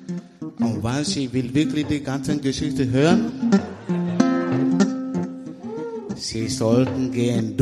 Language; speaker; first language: German; non-native, learner; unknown